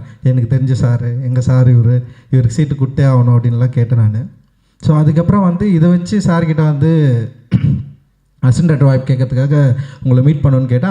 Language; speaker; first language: Tamil; native; Tamil